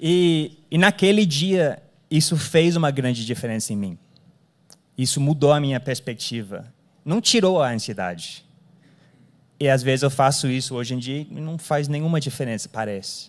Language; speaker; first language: Portuguese; non-native, fluent; English